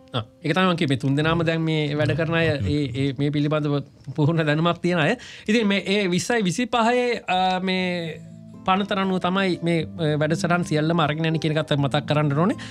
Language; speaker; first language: Sinhala; native; Sinhala